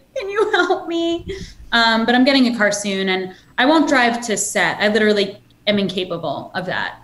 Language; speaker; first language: English; native; English